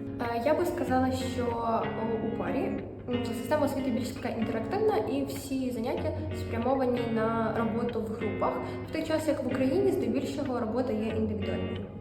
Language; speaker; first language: Ukrainian; native; Ukrainian